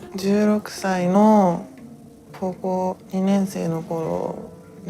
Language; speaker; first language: Japanese; native; Japanese